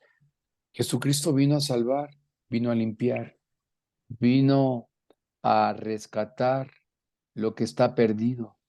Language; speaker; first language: Spanish; native; Spanish